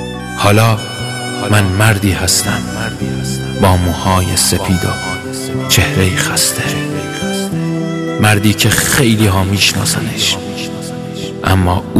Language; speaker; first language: Persian; native; Persian